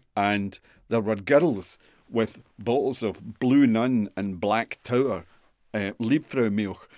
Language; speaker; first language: English; native; English